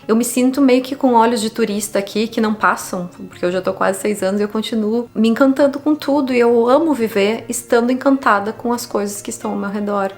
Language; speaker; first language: Portuguese; native; Portuguese